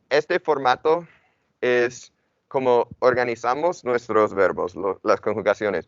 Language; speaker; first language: Spanish; non-native, fluent; English